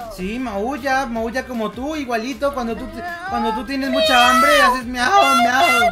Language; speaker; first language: Spanish; native; Spanish